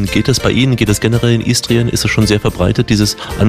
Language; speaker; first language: German; native; German